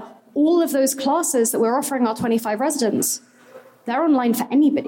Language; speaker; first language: English; native; English